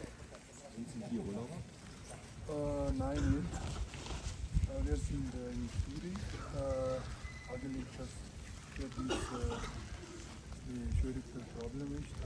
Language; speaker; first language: German; non-native, learner; Tibetan